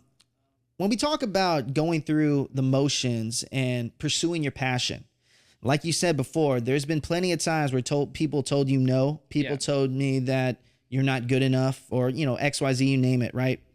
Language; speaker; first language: English; native; English